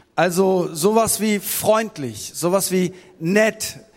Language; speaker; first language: German; native; German